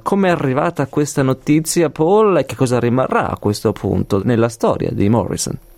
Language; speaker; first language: Italian; native; Italian